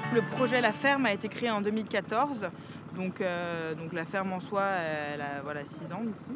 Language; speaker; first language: French; native; French